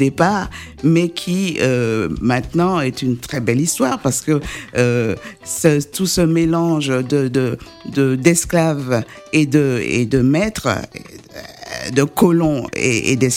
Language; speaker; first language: French; native; French